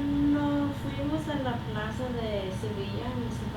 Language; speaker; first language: Spanish; early bilingual, heritage; Spanish